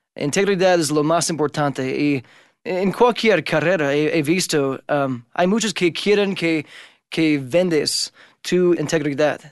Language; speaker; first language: Spanish; non-native, fluent; English